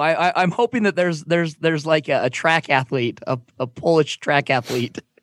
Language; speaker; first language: English; native; English